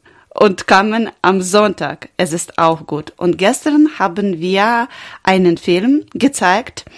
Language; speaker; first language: German; non-native, learner; Ukrainian